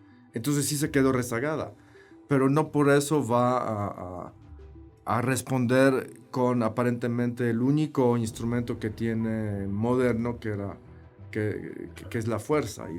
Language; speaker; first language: Spanish; non-native, fluent; Polish